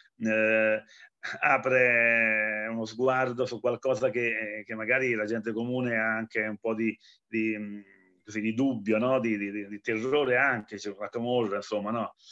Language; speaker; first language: Italian; native; Italian